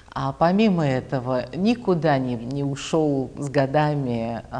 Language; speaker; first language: Russian; native; Russian